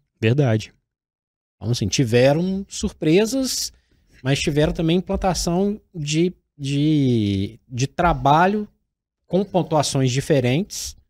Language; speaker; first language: Portuguese; native; Portuguese